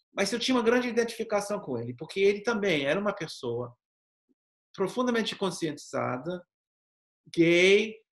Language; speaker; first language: Portuguese; non-native, fluent; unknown